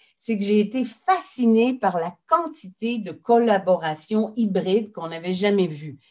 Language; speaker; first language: French; native; French